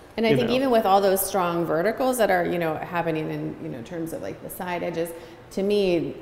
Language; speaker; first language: English; native; English